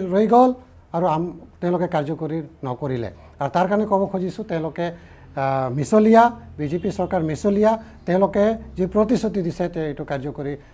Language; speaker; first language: Assamese; non-native, local second language; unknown